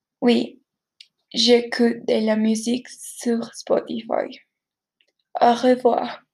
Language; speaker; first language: French; non-native, learner; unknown